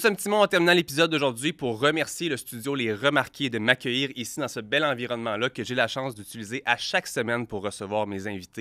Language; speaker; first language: French; native; French